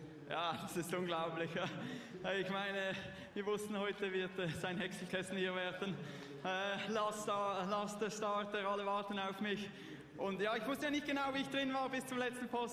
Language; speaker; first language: German; native; German